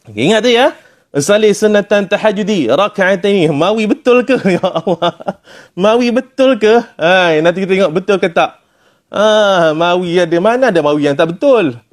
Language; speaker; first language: Malay; native; Malay